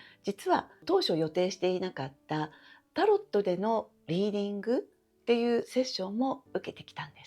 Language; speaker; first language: Japanese; native; Japanese